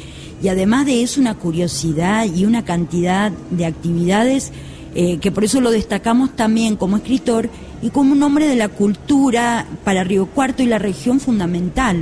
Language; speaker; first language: Spanish; native; Spanish